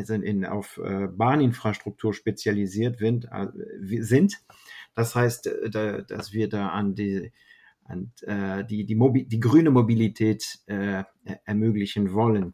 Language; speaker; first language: German; non-native, fluent; French